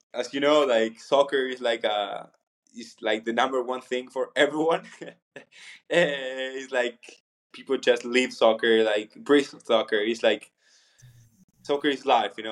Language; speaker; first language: English; non-native, fluent; Spanish